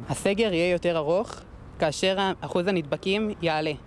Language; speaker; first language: Hebrew; native; Hebrew